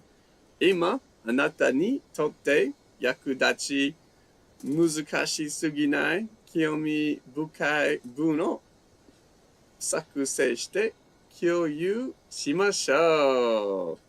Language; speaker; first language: Japanese; non-native, fluent; English